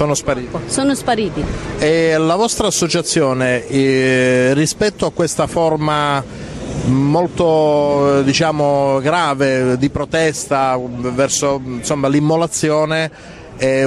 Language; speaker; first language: Italian; native; Italian